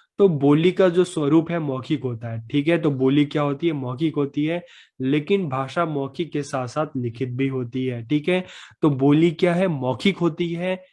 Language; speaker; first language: Hindi; native; Hindi